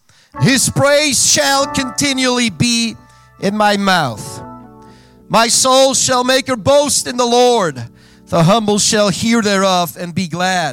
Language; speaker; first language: English; non-native, fluent; Dutch